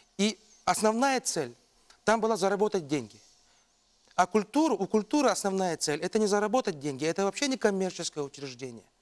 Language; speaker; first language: Russian; non-native, local second language; Yakut